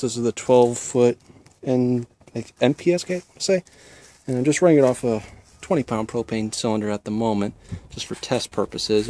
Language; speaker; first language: English; native; English